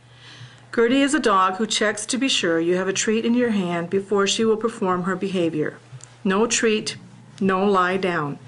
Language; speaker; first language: English; native; English